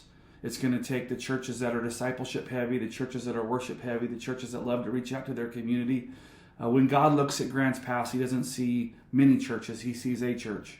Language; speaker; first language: English; native; English